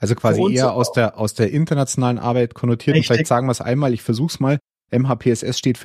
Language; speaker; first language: German; native; German